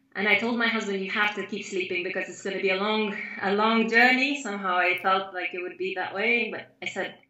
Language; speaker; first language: English; non-native, fluent; Lithuanian